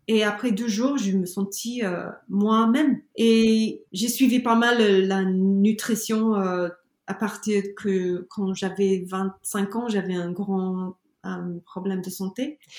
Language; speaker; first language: French; non-native, fluent; English